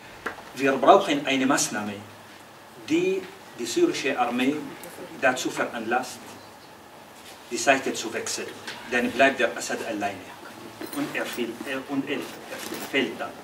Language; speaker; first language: German; non-native, fluent; Arabic